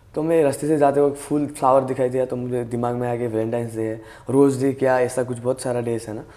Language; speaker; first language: Hindi; native; Hindi